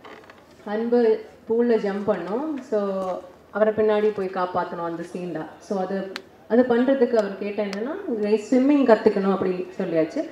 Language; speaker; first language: Tamil; non-native, learner; Malayalam